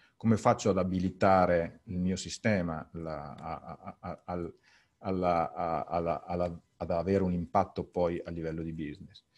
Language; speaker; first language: Italian; native; Italian